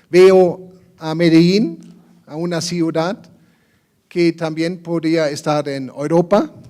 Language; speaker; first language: Spanish; non-native, fluent; German